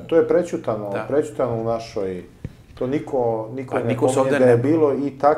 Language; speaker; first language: Serbian; native; Serbian